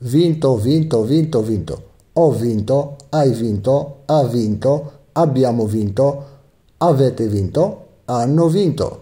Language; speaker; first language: Italian; non-native, fluent; Arabic